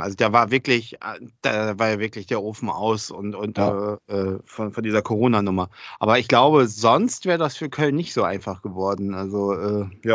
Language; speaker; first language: German; native; German